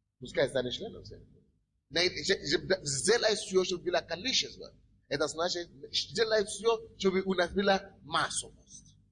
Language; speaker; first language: Russian; non-native, fluent; Yoruba